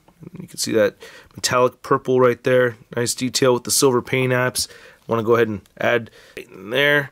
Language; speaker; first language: English; native; English